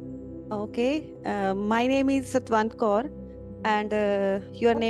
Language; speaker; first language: English; non-native, learner; Punjabi